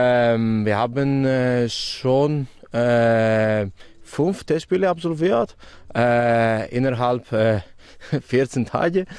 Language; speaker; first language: German; non-native, fluent; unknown